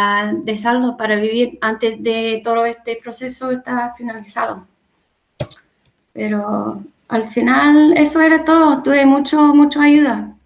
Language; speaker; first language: Spanish; non-native, learner; English